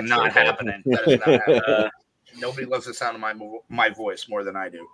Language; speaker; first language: English; native; English